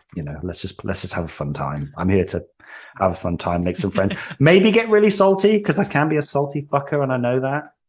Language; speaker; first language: English; native; English